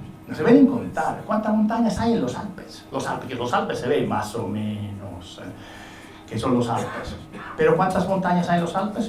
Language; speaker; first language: Spanish; non-native, fluent; Italian